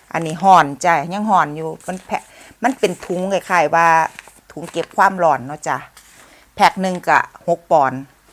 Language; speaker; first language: Thai; native; Thai